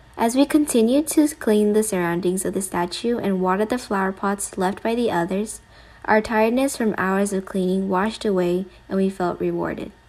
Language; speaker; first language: English; native; English